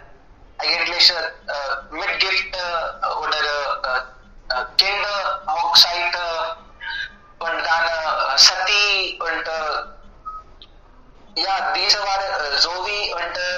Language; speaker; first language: German; non-native, learner; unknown